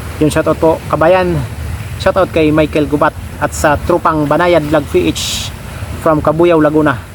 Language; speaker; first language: Filipino; native; Filipino